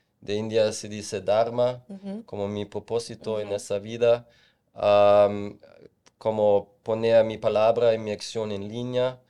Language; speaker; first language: Spanish; non-native, fluent; German